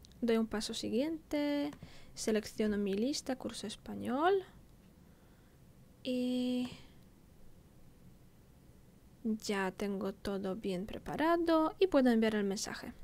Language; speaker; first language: Spanish; non-native, fluent; Polish